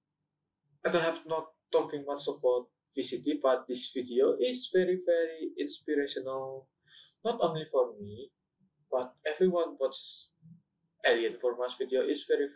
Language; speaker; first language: English; non-native, learner; Indonesian